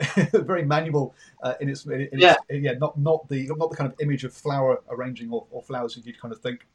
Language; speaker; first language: English; native; English